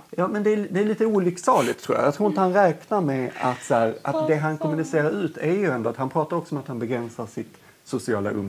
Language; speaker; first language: Swedish; native; Swedish